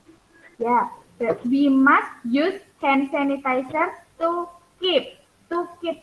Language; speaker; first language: English; non-native, learner; Indonesian